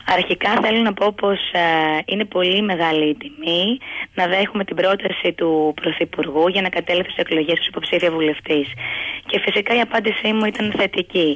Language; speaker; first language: Greek; native; Greek